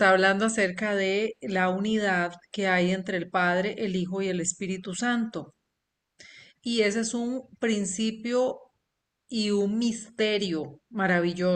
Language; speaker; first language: Spanish; native; Spanish